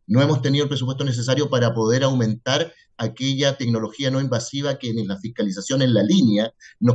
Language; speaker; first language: Spanish; native; Spanish